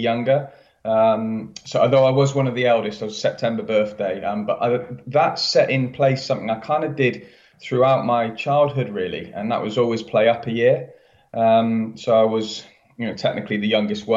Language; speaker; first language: English; native; English